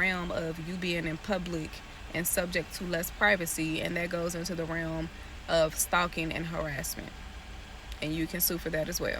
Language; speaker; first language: English; native; English